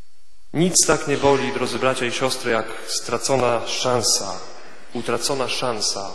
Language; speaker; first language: Polish; native; Polish